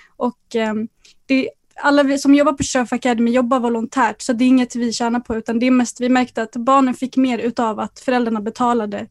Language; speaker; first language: Swedish; early bilingual, other home language; Arabic